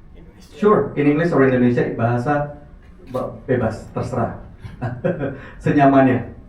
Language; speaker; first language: Indonesian; native; Indonesian